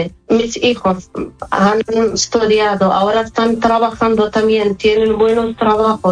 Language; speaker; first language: Spanish; non-native, fluent; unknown